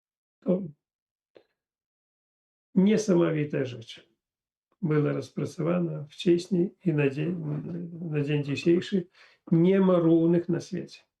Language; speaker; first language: Polish; non-native, fluent; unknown